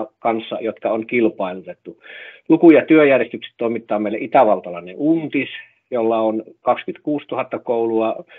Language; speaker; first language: Finnish; native; Finnish